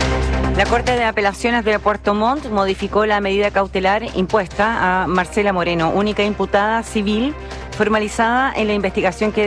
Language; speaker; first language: Spanish; native; Spanish